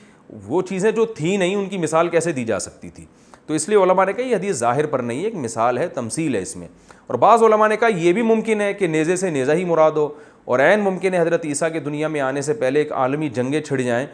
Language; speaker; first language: Urdu; native; Urdu